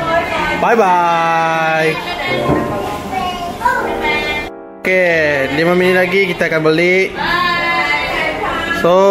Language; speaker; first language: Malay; non-native, local second language; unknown